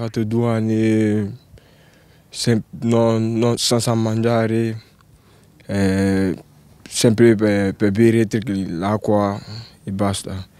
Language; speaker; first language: Italian; non-native, learner; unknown